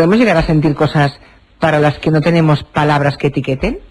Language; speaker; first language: Spanish; native; Spanish